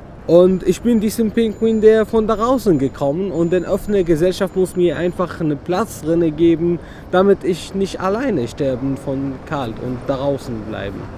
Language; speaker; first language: German; non-native, learner; Arabic